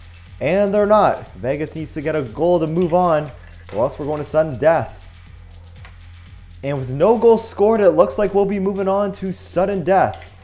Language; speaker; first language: English; native; English